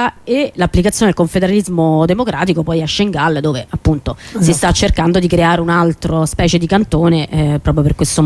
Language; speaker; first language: Italian; native; Italian